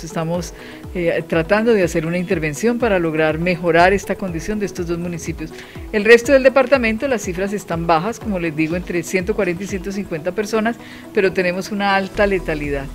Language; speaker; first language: Spanish; native; Spanish